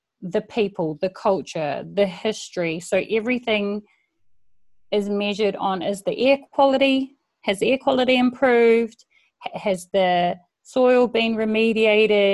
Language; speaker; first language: English; native; English